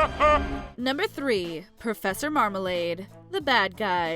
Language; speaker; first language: English; native; English